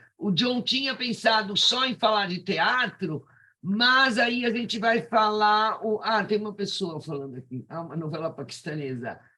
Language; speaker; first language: Portuguese; native; Portuguese